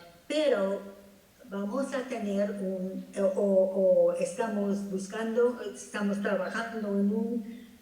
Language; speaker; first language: Spanish; non-native, fluent; English